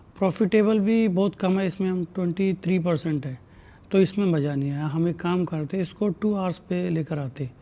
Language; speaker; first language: Hindi; native; Hindi